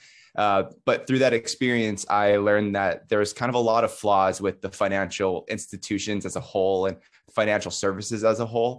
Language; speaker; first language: English; native; English